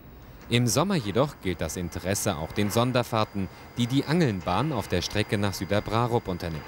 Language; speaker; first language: German; native; German